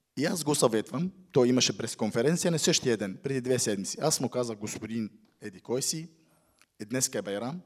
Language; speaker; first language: Bulgarian; non-native, fluent; Arabic